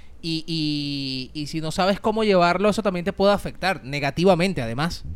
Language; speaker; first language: Spanish; native; Spanish